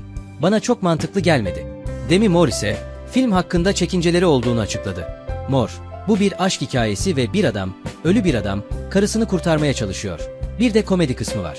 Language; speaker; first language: Turkish; native; Turkish